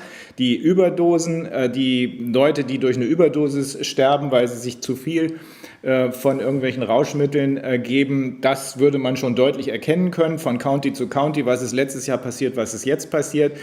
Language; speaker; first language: German; native; German